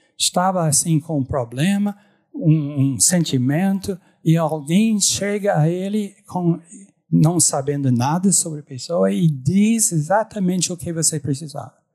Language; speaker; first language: Portuguese; non-native, fluent; English